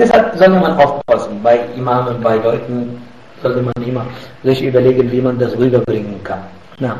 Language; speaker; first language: German; non-native, fluent; Arabic